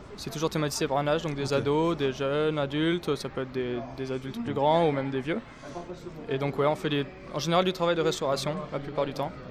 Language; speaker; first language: French; native; French